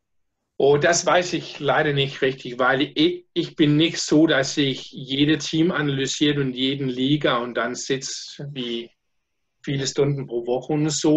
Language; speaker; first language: German; non-native, learner; Danish